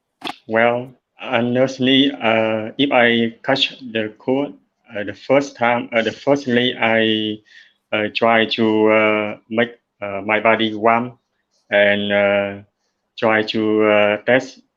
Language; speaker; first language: English; non-native, learner; Vietnamese